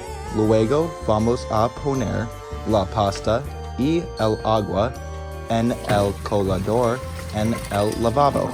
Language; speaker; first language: Spanish; non-native, learner; English